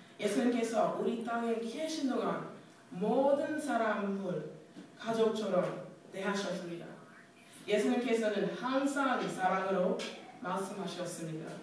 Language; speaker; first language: Korean; non-native, fluent; English